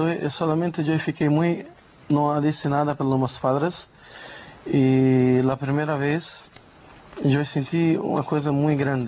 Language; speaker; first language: Spanish; non-native, learner; Portuguese